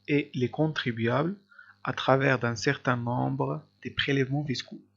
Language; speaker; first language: French; non-native, local second language; Arabic